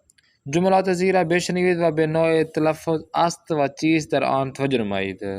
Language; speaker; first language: Persian; non-native, fluent; Urdu